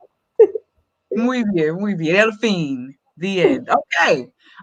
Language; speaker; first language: Spanish; non-native, learner; English